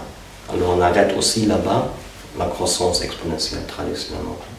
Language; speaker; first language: French; non-native, fluent; German